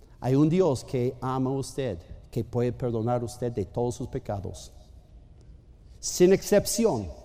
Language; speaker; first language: Spanish; non-native, fluent; English